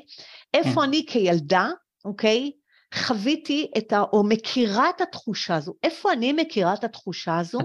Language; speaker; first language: Hebrew; early bilingual, other home language; French